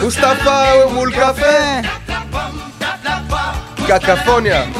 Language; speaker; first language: Hebrew; native; Hebrew